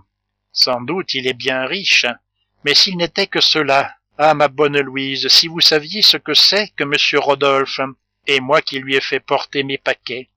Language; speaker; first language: French; native; French